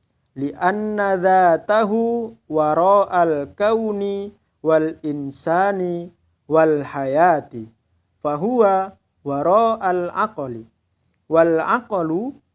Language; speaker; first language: Arabic; non-native, fluent; Indonesian